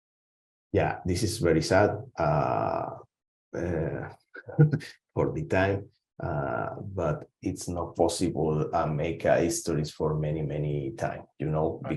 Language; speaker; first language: English; non-native, learner; Spanish